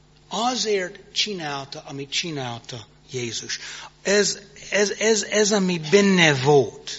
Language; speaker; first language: Hungarian; non-native, fluent; English